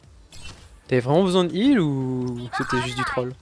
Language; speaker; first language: French; native; French